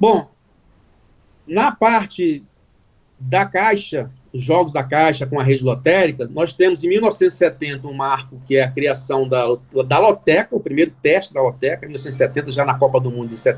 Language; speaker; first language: Portuguese; native; Portuguese